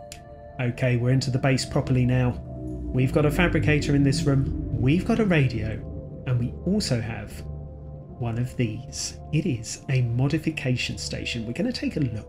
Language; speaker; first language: English; native; English